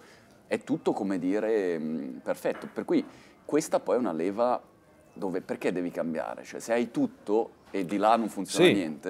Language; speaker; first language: Italian; native; Italian